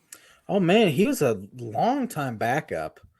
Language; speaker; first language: English; native; English